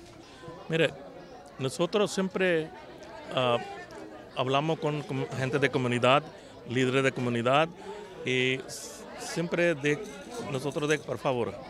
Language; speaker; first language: Spanish; non-native, learner; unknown